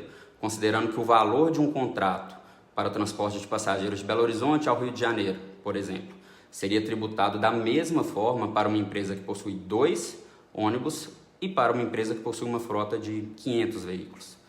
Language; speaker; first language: Portuguese; native; Portuguese